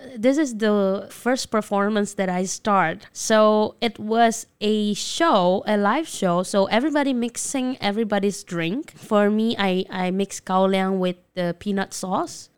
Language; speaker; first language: English; non-native, fluent; Indonesian